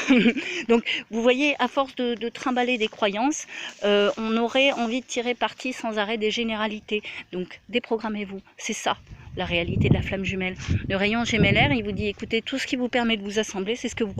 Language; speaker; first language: French; native; French